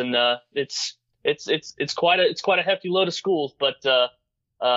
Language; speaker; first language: English; native; English